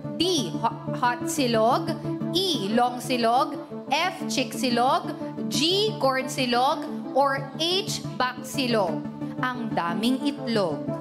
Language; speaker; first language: Filipino; native; Filipino